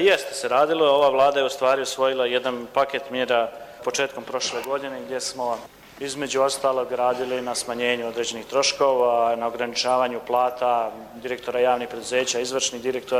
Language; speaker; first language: Croatian; native; Croatian